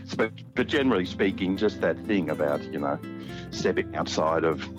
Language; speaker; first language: English; native; English